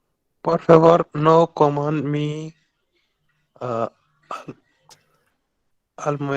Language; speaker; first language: Spanish; non-native, learner; Hindi